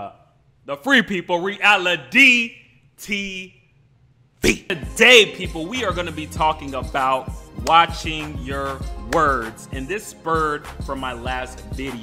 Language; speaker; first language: English; native; English